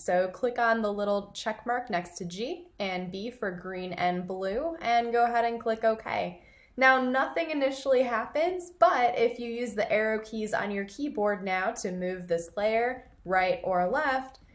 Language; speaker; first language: English; native; English